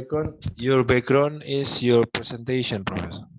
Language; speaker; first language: English; non-native, local second language; Indonesian